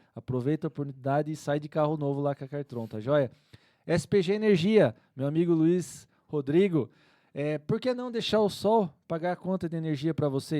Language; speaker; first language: Portuguese; native; Portuguese